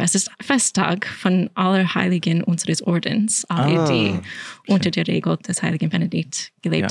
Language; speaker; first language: German; non-native, fluent; English